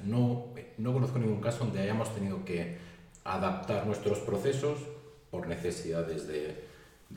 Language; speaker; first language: Spanish; native; Spanish